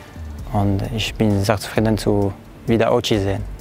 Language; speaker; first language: German; non-native, learner; French